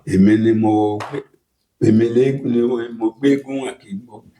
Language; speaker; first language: Yoruba; native; Yoruba